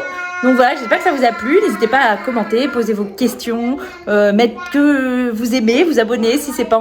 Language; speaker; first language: French; native; French